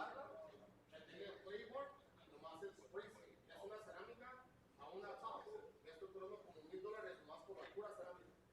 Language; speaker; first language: Spanish; native; Spanish